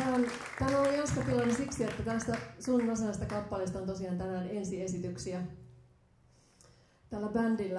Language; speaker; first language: Finnish; native; Finnish